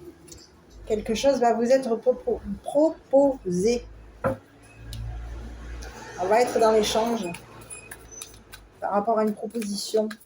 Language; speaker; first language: French; native; French